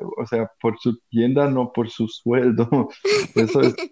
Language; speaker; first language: Spanish; non-native, fluent; German